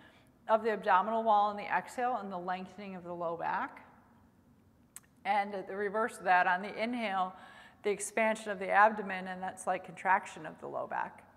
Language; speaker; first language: English; native; English